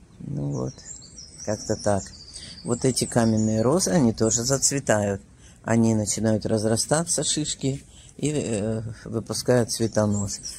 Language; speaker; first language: Russian; native; Russian